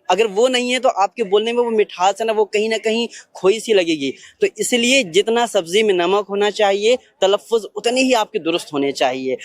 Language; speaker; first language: Urdu; native; Urdu